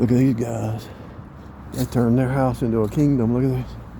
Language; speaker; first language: English; native; English